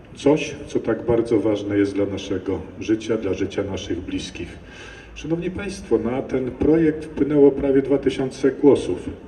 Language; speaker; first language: Polish; native; Polish